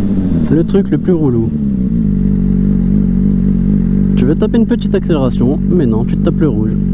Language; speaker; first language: French; native; French